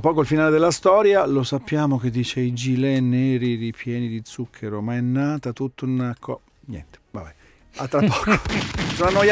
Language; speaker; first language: Italian; native; Italian